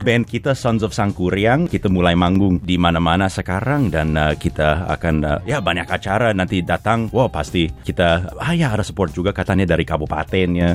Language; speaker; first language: Indonesian; non-native, fluent; English